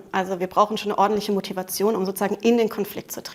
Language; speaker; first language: German; native; German